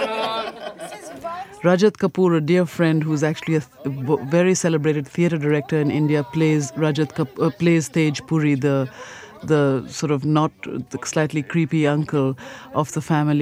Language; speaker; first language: English; non-native, local second language; Punjabi